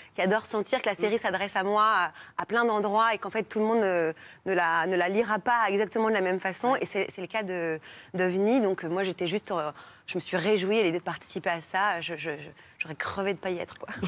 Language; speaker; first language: French; native; French